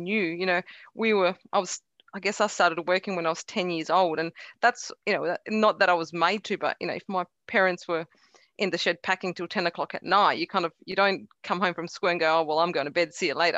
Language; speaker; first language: English; early bilingual, other home language; Croatian